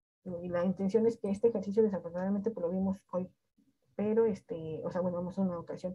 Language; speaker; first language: Spanish; native; Spanish